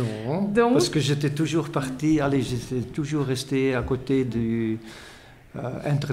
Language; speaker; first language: French; non-native, fluent; Dutch